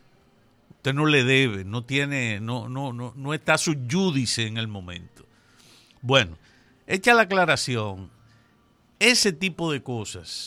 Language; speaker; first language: Spanish; native; Spanish